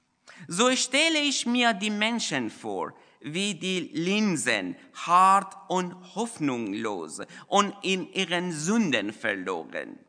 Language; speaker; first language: German; non-native, fluent; Persian